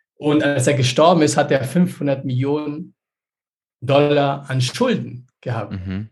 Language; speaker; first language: German; early bilingual, other home language; Spanish